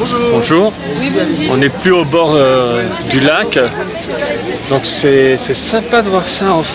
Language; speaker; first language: French; native; French